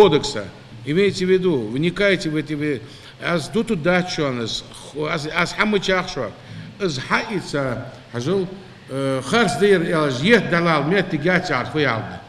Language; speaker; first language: Russian; non-native, local second language; Ingush